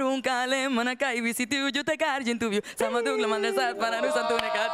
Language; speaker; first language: Romanian; non-native, learner; Spanish